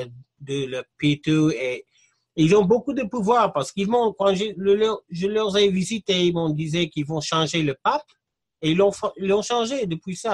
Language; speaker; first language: French; non-native, fluent; English